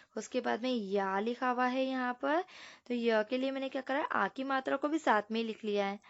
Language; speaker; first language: Hindi; native; Hindi